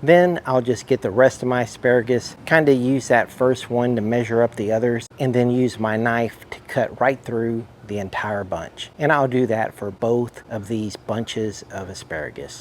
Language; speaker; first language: English; native; English